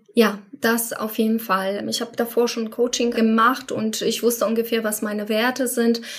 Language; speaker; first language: German; non-native, fluent; Polish